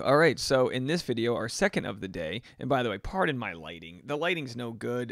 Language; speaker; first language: English; native; English